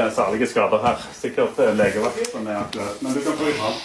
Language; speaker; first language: Norwegian; native; Norwegian